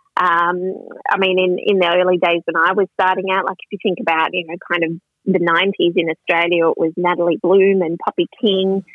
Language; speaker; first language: English; native; English